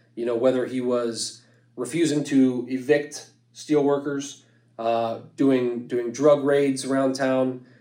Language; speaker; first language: English; native; English